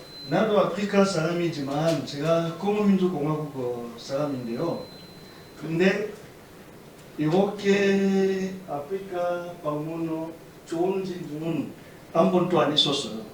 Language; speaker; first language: Korean; non-native, learner; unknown